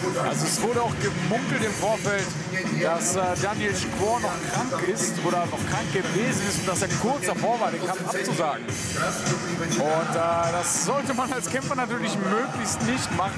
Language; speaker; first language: German; native; German